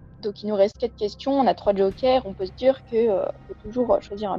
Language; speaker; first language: French; native; French